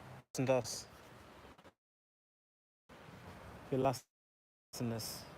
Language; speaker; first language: German; non-native, learner; English